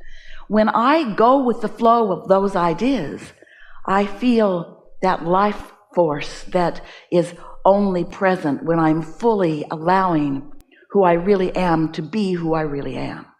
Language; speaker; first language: English; native; English